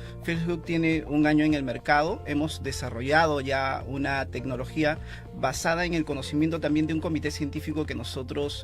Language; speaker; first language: Spanish; native; Spanish